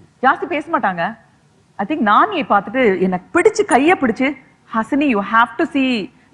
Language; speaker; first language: Tamil; native; Tamil